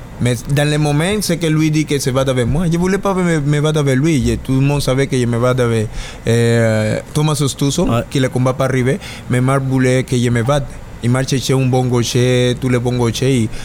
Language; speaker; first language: French; non-native, learner; Spanish